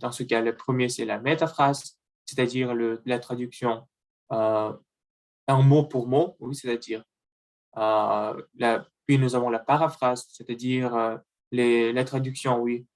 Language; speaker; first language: French; non-native, learner; Russian